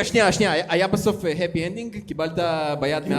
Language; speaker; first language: Hebrew; native; Hebrew